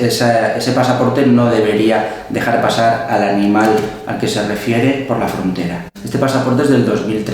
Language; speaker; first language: Spanish; native; Spanish